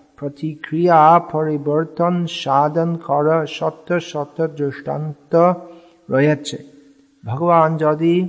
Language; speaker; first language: Bangla; non-native, fluent; English